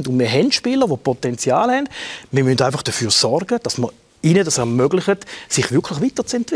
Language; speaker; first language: German; native; German